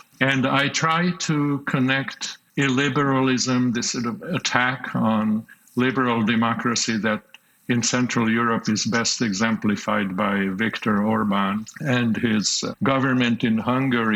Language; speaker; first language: English; non-native, fluent; Slovak